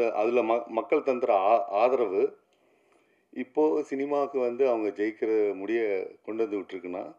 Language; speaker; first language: Tamil; native; Tamil